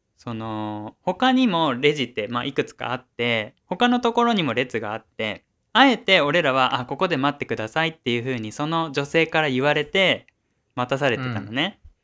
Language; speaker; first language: Japanese; native; Japanese